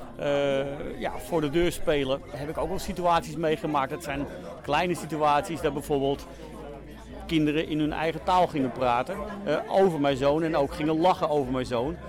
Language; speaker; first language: Dutch; native; Dutch